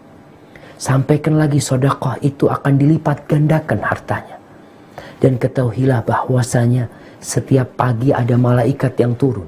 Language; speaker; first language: Indonesian; native; Indonesian